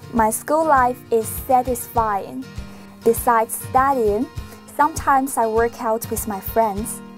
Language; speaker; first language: English; non-native, fluent; Chinese